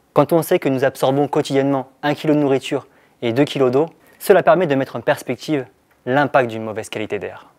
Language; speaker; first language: French; native; French